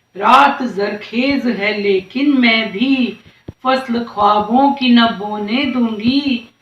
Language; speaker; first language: Hindi; native; Hindi